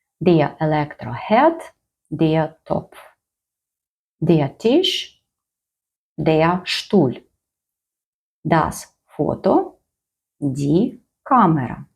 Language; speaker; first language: German; non-native, fluent; Ukrainian